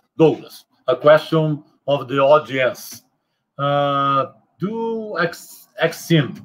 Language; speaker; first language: English; non-native, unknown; Portuguese